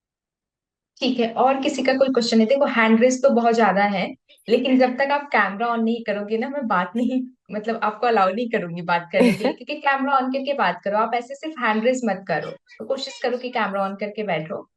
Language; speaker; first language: Hindi; native; Hindi